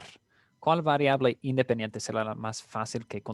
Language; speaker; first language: Spanish; non-native, fluent; English